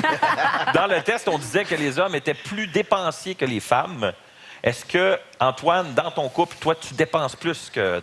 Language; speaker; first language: French; native; French